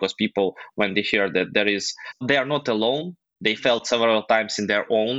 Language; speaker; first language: English; non-native, fluent; Ukrainian